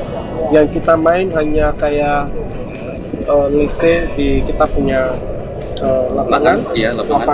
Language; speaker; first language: Indonesian; non-native, fluent; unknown